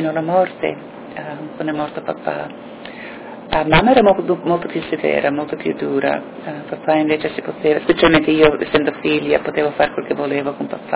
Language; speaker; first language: Italian; early bilingual, heritage; Italian